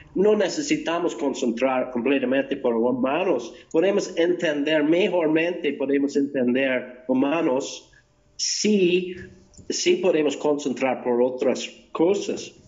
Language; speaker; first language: Spanish; non-native, fluent; English